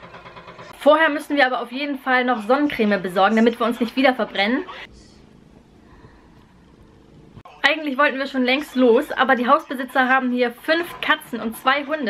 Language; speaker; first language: German; native; German